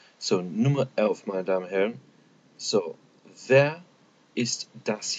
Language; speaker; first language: German; non-native, fluent; English